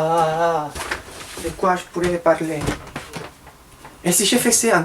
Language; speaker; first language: French; native; French